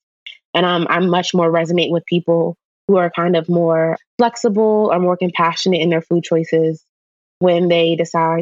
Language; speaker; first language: English; native; English